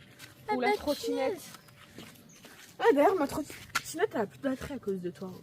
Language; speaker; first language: French; native; French